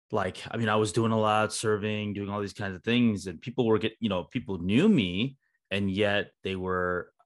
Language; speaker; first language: English; early bilingual, other home language; Hindi